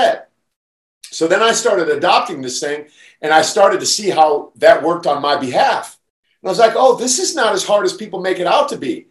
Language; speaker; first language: English; native; English